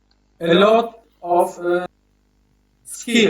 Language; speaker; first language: English; non-native, learner; Polish